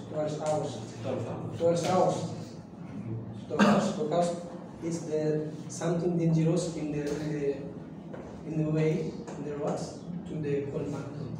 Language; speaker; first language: English; non-native, learner; Indonesian